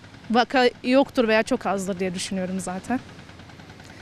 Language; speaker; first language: Turkish; native; Turkish